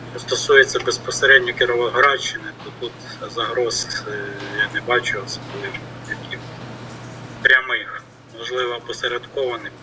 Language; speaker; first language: Ukrainian; native; Ukrainian